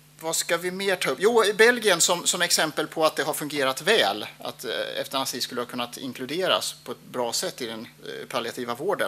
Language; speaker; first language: Swedish; native; Swedish